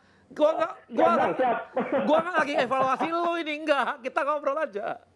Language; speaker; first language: Indonesian; native; Indonesian